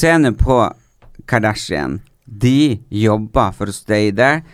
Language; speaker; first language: Norwegian; native; Norwegian